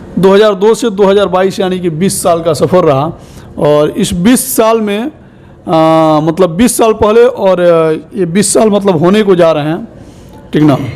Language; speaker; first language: Hindi; native; Hindi